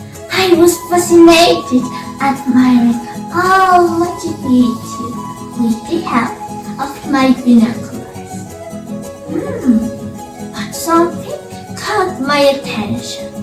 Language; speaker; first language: English; non-native, learner; Spanish